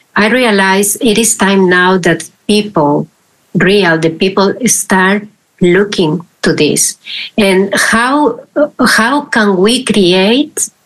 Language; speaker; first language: English; non-native, fluent; Spanish